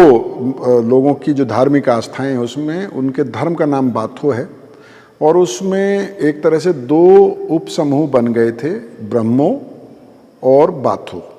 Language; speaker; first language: Hindi; native; Hindi